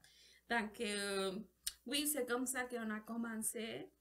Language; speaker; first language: French; non-native, learner; Spanish